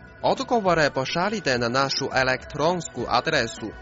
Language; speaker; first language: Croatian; non-native, fluent; Chinese